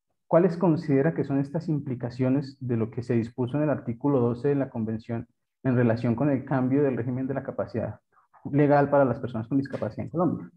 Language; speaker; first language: Spanish; native; Spanish